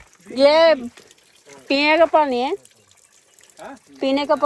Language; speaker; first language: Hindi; non-native, local second language; Telugu